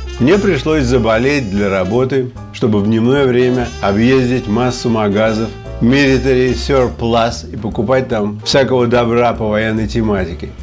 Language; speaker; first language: Russian; native; Russian